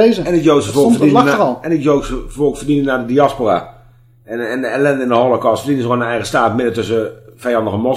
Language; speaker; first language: Dutch; native; Dutch